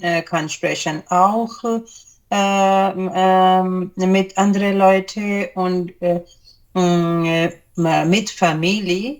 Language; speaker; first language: German; non-native, learner; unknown